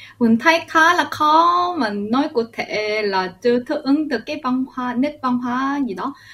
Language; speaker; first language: Vietnamese; early bilingual, other home language; Korean